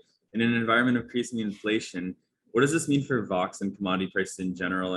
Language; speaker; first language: English; native; English